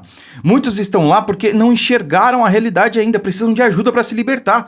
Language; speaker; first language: Portuguese; native; Portuguese